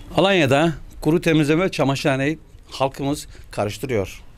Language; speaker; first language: Turkish; native; Turkish